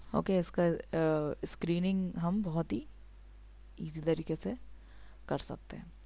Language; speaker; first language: Hindi; native; Hindi